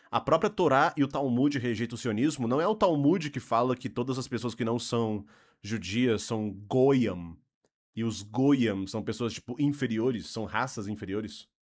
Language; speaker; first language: Portuguese; native; Portuguese